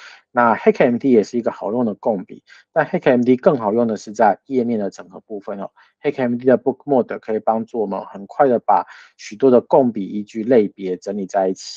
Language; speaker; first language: Chinese; native; Chinese